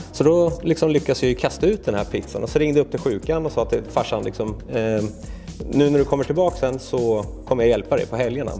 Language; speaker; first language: Swedish; early bilingual, other home language; Serbian